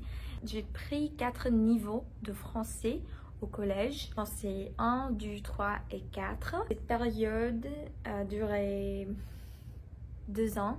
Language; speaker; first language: French; non-native, learner; English